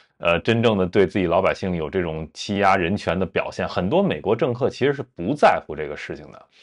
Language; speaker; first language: Chinese; native; Chinese